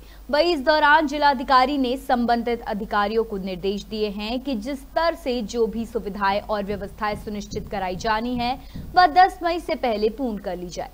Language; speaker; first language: Hindi; native; Hindi